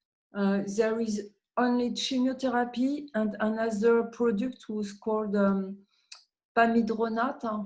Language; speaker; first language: English; non-native, learner; French